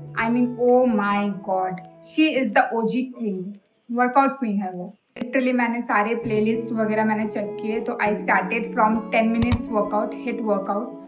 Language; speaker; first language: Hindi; non-native, local second language; Bangla